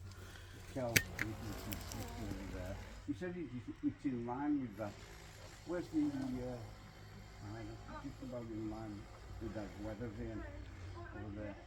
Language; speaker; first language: English; native; English